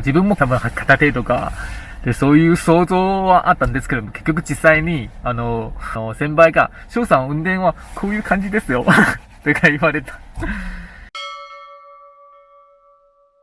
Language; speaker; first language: Japanese; non-native, fluent; Chinese